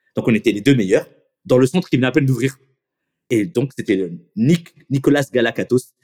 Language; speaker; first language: French; native; French